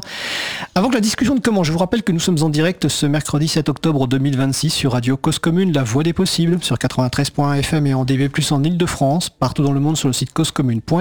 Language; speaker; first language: French; native; French